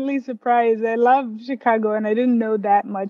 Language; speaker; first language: English; non-native, fluent; Portuguese